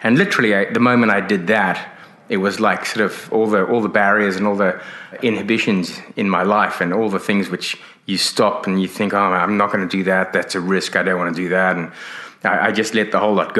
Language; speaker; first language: English; native; English